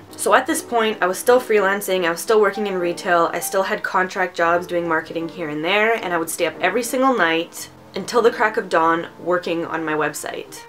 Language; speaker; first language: English; early bilingual, other home language; Romanian